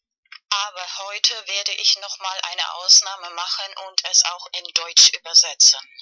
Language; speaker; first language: German; non-native, fluent; Spanish